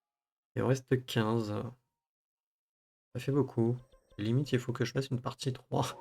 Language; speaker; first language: French; native; French